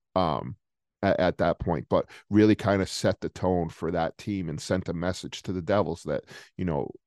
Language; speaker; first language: English; native; English